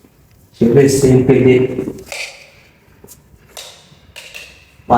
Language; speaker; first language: French; non-native, local second language; Rundi